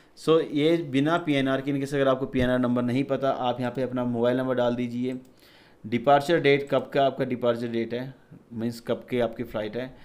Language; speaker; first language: Hindi; native; Hindi